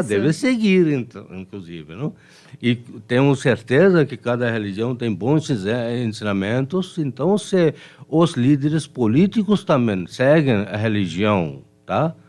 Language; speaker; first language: Portuguese; non-native, fluent; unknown